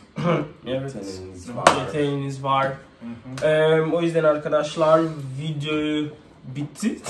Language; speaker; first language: Turkish; non-native, learner; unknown